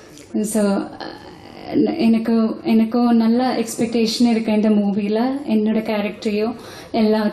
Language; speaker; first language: Tamil; non-native, local second language; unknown